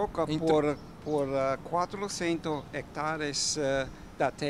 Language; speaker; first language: Portuguese; non-native, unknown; English